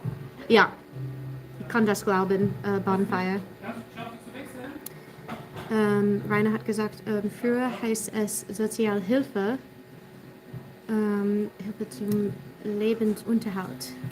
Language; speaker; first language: German; non-native, learner; English